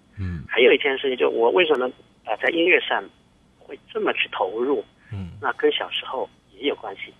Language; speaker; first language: Chinese; native; Chinese